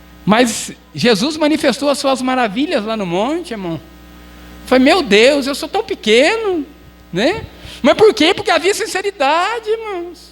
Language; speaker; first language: Portuguese; native; Portuguese